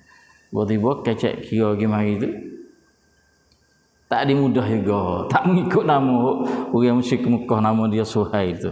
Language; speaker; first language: Malay; native; Malay